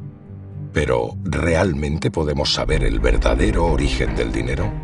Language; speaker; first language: Spanish; native; Spanish